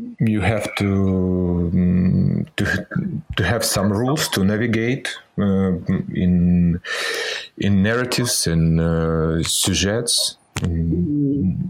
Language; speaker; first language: English; non-native, fluent; Russian